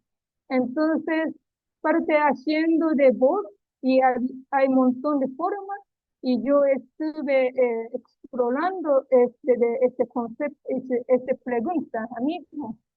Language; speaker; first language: Spanish; non-native, learner; Japanese